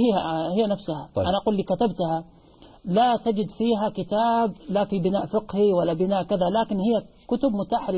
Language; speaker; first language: Arabic; native; Arabic